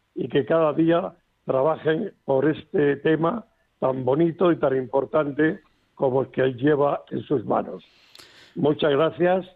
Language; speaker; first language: Spanish; native; Spanish